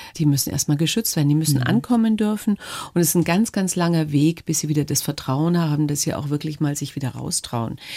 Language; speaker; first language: German; native; German